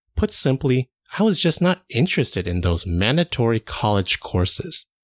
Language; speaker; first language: English; native; English